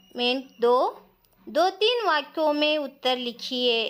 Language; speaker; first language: Hindi; non-native, local second language; Kannada